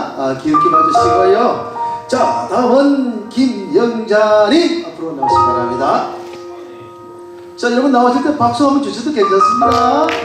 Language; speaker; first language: Korean; native; Korean